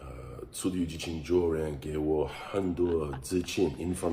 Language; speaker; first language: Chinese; non-native, learner; English